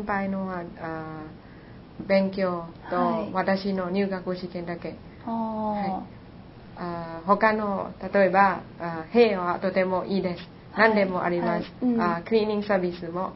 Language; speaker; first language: Japanese; non-native, learner; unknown